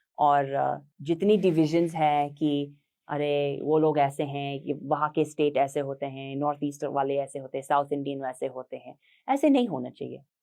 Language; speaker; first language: Hindi; non-native, fluent; English